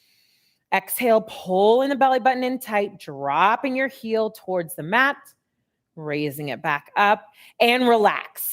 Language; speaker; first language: English; native; English